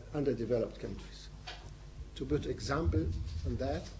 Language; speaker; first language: English; non-native, fluent; Arabic